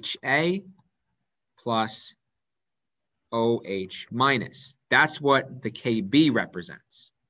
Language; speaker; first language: English; native; English